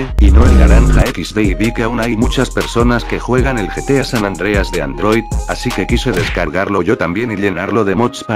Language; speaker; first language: Spanish; native; Spanish